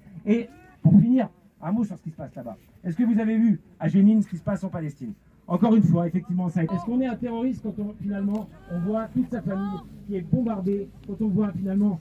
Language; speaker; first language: French; native; French